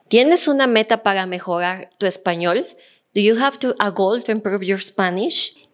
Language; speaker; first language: Spanish; native; Spanish